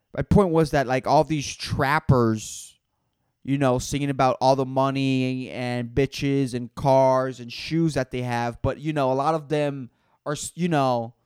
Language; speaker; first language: English; non-native, fluent; Spanish